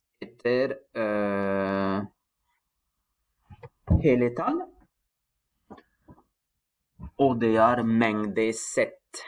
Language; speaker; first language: Norwegian; non-native, fluent; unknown